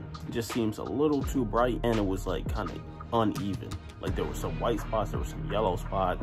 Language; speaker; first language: English; native; English